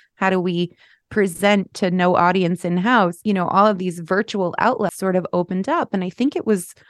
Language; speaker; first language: English; native; English